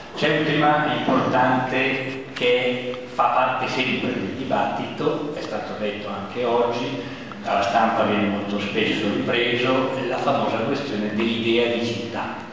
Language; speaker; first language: Italian; native; Italian